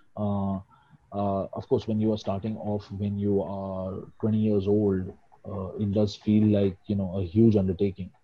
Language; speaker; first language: English; non-native, local second language; Hindi